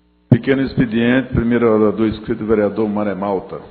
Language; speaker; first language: Portuguese; native; Portuguese